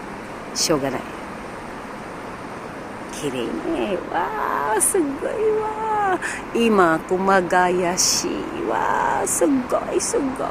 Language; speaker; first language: Japanese; non-native, learner; Filipino